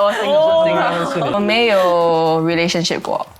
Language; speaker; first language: Chinese; non-native, local second language; English